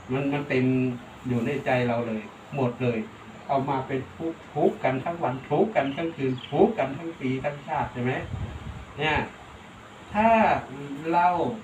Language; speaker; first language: Thai; native; Thai